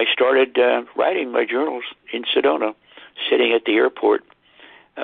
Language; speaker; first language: English; native; English